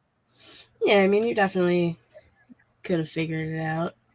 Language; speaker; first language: English; native; English